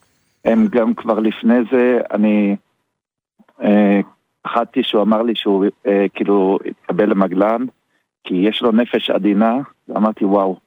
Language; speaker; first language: Hebrew; early bilingual, other home language; German